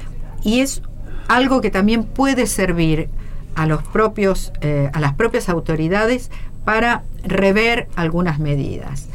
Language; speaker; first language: Spanish; native; Spanish